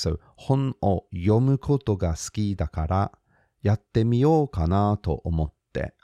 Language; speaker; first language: Japanese; non-native, fluent; English